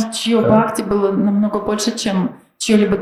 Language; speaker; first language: Russian; native; Russian